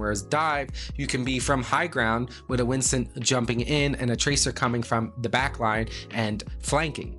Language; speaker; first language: English; native; English